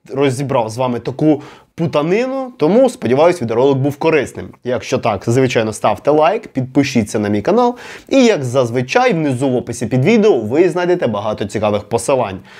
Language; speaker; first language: Ukrainian; non-native, local second language; Russian